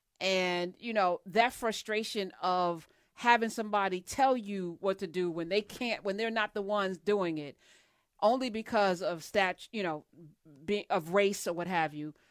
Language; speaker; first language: English; native; English